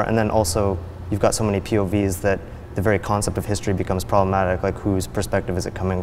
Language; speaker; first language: English; native; English